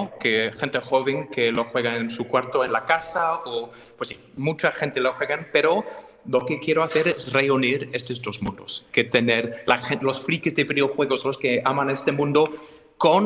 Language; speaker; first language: Spanish; non-native, fluent; English